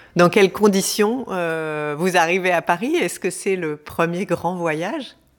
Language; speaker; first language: French; native; French